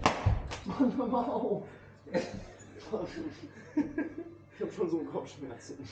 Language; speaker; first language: German; native; German